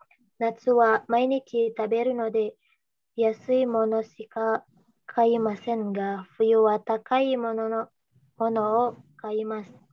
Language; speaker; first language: Japanese; non-native, learner; Indonesian